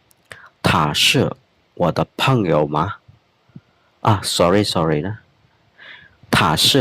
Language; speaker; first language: Chinese; non-native, fluent; Khmer